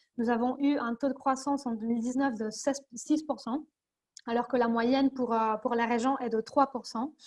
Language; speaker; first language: French; non-native, fluent; Spanish